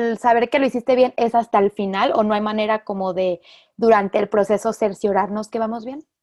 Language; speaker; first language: Spanish; native; Spanish